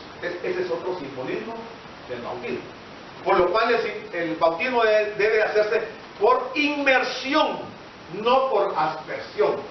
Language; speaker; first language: Spanish; native; Spanish